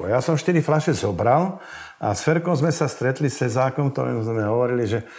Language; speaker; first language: Slovak; native; Slovak